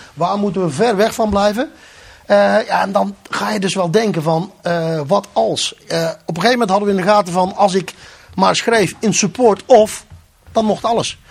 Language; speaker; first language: Dutch; native; Dutch